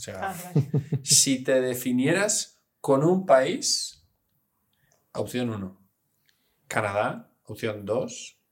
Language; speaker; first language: Spanish; early bilingual, other home language; English